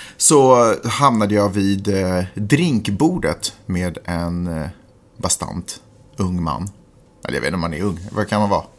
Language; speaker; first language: Swedish; native; Swedish